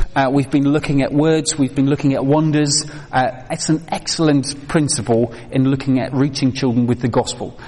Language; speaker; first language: English; non-native, fluent; Dutch